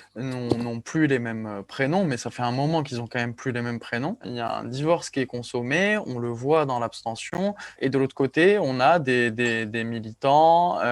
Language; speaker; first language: French; native; French